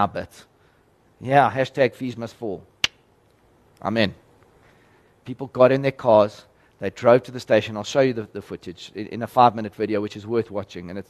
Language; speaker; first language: English; native; English